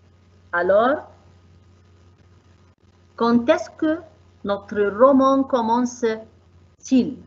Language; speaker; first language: French; non-native, fluent; Arabic